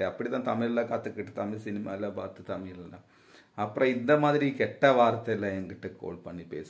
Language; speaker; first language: Tamil; non-native, learner; Malayalam